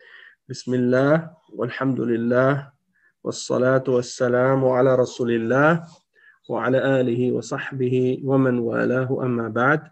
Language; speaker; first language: Arabic; non-native, fluent; French